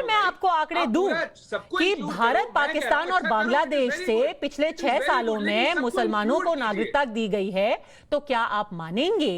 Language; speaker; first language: Hindi; native; Hindi